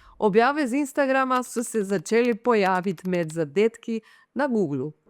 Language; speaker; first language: Slovenian; early bilingual, heritage; Portuguese